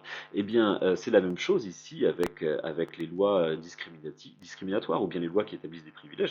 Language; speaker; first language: French; native; French